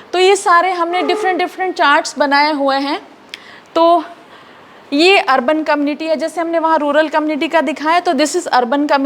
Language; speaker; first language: Hindi; non-native, local second language; Punjabi